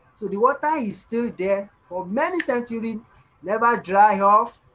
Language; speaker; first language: English; non-native, local second language; Yoruba